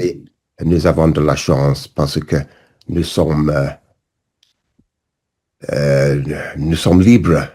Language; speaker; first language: French; non-native, learner; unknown